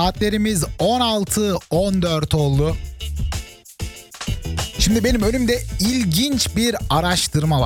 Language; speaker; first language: Turkish; native; Turkish